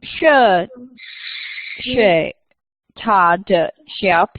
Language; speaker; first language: Chinese; non-native, learner; English